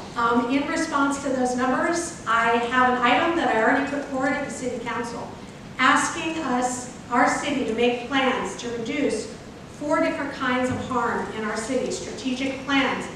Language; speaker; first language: English; native; English